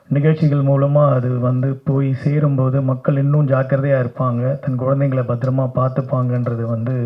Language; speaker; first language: Tamil; native; Tamil